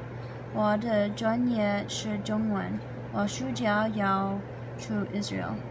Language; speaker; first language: Chinese; non-native, learner; English